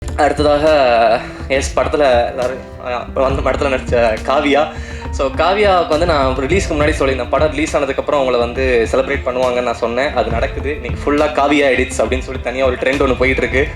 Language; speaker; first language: Tamil; native; Tamil